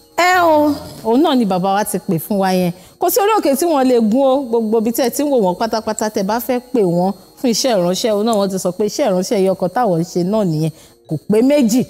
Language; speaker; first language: Yoruba; native; Yoruba